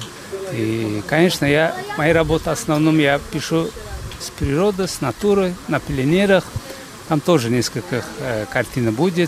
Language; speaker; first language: Russian; non-native, fluent; Azerbaijani